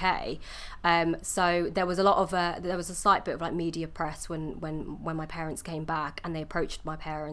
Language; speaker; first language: English; native; English